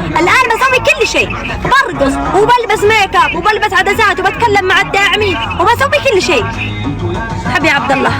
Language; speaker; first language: Arabic; native; Arabic